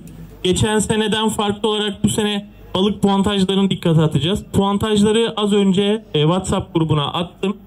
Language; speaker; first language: Turkish; native; Turkish